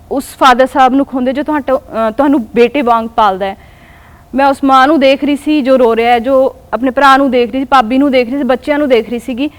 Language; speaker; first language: Punjabi; non-native, local second language; Hindi